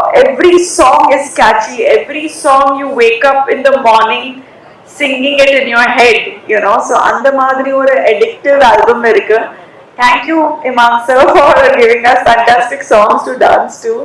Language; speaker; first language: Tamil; non-native, learner; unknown